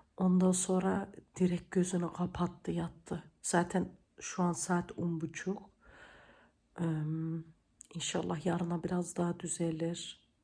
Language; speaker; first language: Turkish; early bilingual, heritage; Turkish